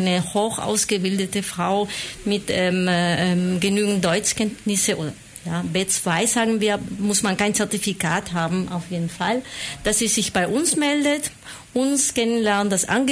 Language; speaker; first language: German; non-native, fluent; Spanish